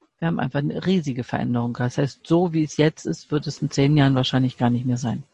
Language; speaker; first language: German; native; German